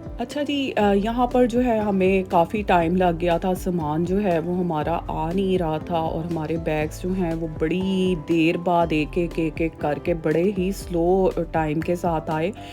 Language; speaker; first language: Urdu; native; Urdu